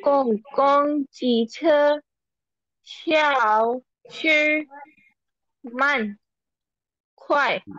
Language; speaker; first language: Chinese; non-native, learner; Urdu